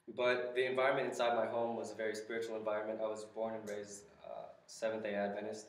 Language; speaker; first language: English; native; English